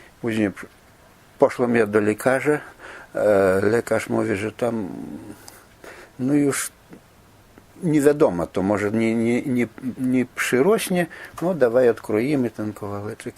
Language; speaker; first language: Polish; non-native, fluent; Belarusian